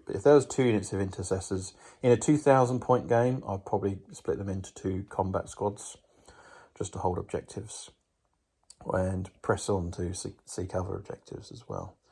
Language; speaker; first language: English; native; English